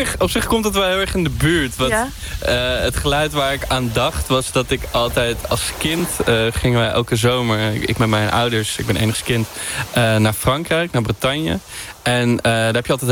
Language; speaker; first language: Dutch; native; Dutch